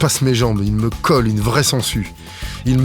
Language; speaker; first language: French; native; French